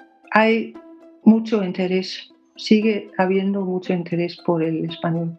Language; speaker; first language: Spanish; non-native, fluent; Danish